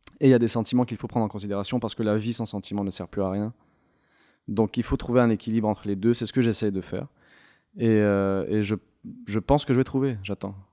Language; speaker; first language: French; non-native, local second language; Arabic